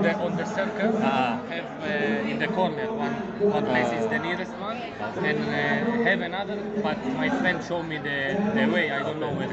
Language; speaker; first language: English; non-native, fluent; Ukrainian